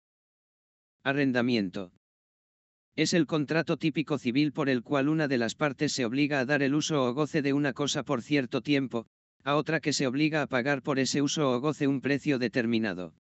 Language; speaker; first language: Spanish; native; Spanish